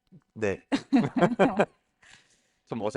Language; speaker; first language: Korean; non-native, fluent; German